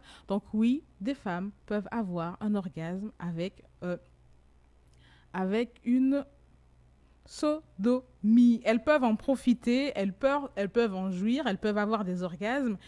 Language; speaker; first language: French; native; French